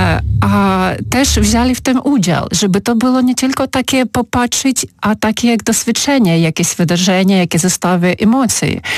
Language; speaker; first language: Polish; non-native, fluent; Ukrainian